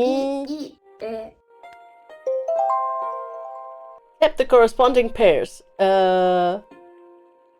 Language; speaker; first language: Japanese; non-native, learner; German